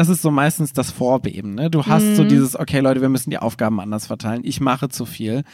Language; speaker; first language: German; native; German